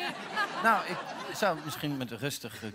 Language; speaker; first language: Dutch; native; Dutch